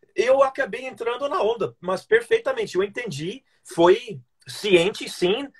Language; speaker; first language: Portuguese; non-native, fluent; English